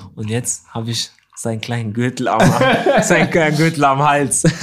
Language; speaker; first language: German; early bilingual, other home language; Arabic